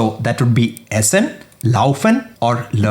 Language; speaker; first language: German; non-native, fluent; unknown